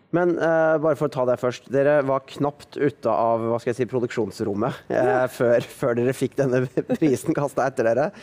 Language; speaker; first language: Norwegian; native; Norwegian